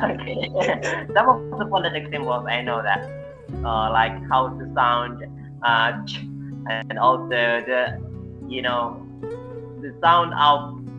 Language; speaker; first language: English; non-native, fluent; Indonesian